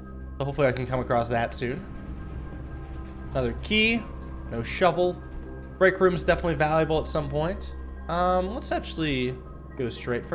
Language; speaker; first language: English; native; English